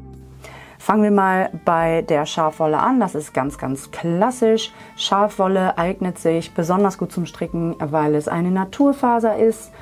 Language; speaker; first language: German; native; German